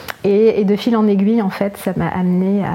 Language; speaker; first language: French; native; French